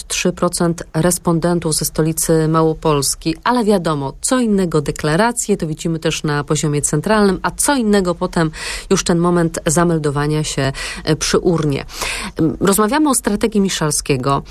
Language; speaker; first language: Polish; native; Polish